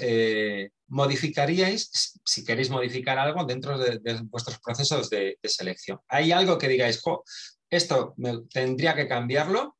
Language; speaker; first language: Spanish; native; Spanish